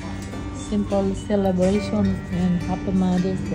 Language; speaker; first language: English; non-native, learner; Filipino